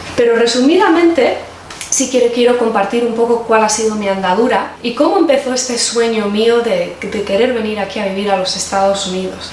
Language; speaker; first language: Spanish; native; Spanish